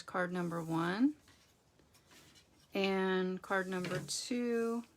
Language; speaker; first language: English; native; English